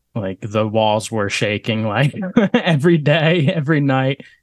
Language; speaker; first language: English; native; English